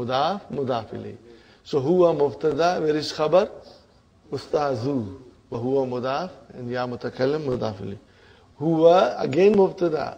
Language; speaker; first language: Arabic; non-native, fluent; Urdu